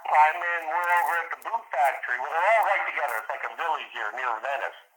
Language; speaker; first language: English; early bilingual, other home language; Italian